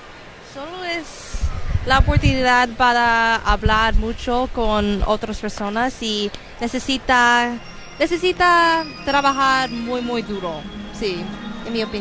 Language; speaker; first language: Spanish; non-native, learner; English